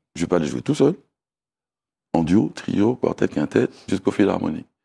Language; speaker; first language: French; native; French